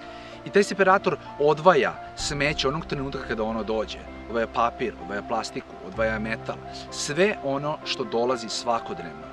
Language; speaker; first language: Serbian; native; Serbian